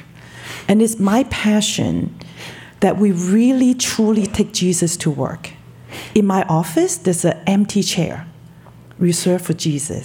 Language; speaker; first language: English; non-native, local second language; Cantonese